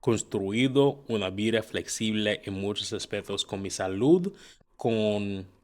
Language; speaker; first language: Spanish; non-native, learner; English